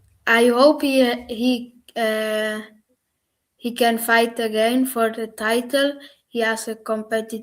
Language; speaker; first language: English; non-native, learner; German